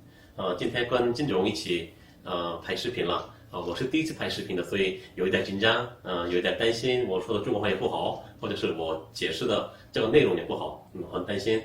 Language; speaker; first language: Chinese; non-native, fluent; Korean